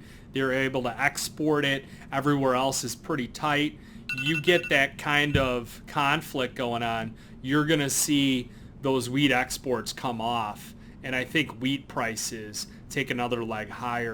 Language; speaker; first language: English; native; English